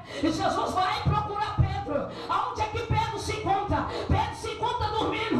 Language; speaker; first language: Portuguese; native; Portuguese